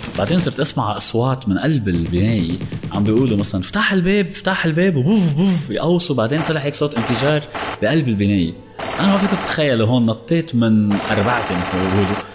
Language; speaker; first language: Arabic; native; Arabic